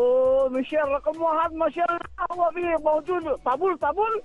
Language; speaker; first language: Arabic; non-native, learner; Bangla